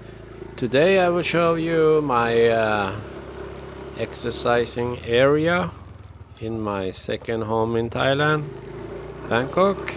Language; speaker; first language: English; non-native, learner; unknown